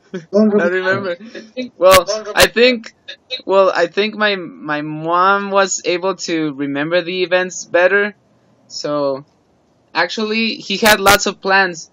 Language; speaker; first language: English; non-native, fluent; Spanish